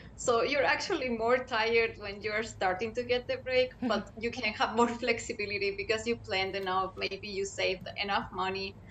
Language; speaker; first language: English; non-native, fluent; Spanish